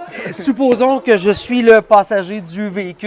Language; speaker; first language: French; native; French